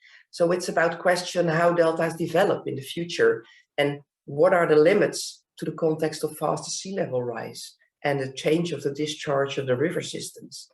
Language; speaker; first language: English; non-native, fluent; Dutch